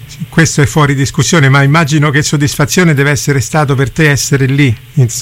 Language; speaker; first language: Italian; native; Italian